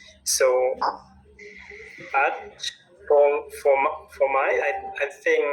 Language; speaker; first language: English; non-native, learner; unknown